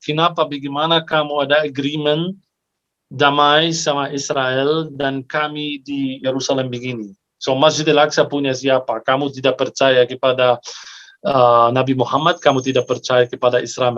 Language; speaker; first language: Indonesian; non-native, fluent; Arabic